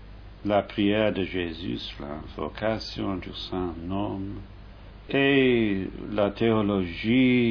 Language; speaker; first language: French; non-native, fluent; English